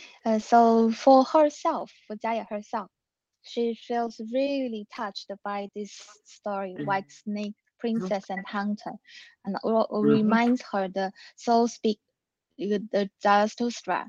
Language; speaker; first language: English; non-native, learner; Chinese